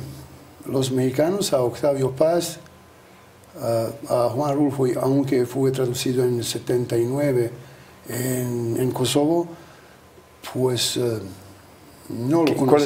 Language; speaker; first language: Spanish; non-native, fluent; Albanian